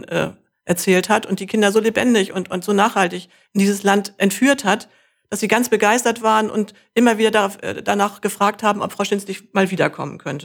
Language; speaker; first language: German; native; German